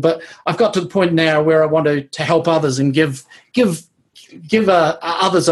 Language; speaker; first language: English; native; English